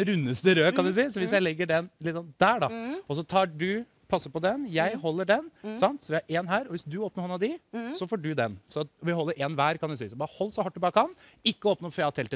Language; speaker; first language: Norwegian; native; Norwegian